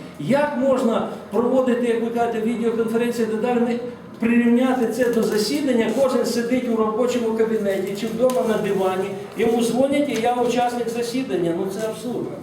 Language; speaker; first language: Ukrainian; native; Ukrainian